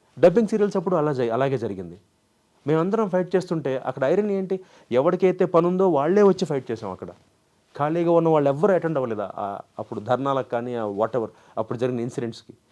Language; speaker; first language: Telugu; native; Telugu